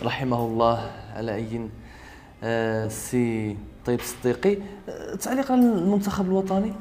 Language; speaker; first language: Arabic; native; Arabic